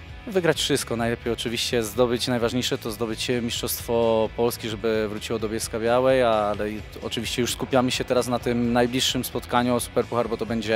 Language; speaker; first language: Polish; native; Polish